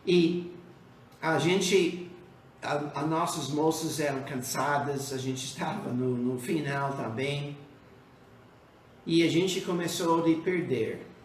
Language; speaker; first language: Portuguese; non-native, fluent; English